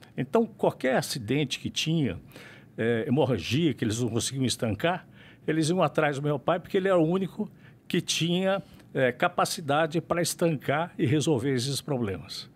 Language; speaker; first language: Portuguese; native; Portuguese